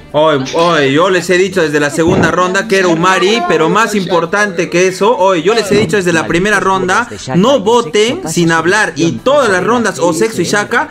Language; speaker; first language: Spanish; native; Spanish